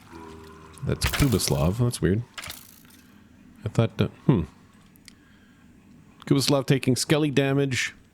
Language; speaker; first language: English; native; English